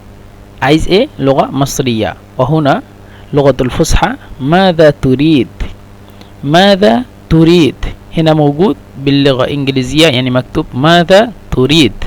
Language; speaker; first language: Arabic; non-native, fluent; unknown